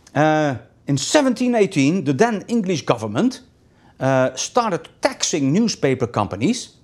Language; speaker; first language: English; non-native, fluent; Dutch